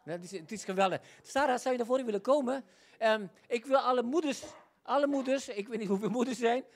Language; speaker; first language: Dutch; non-native, fluent; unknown